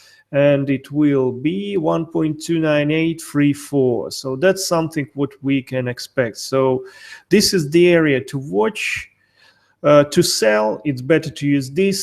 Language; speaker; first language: English; non-native, fluent; Russian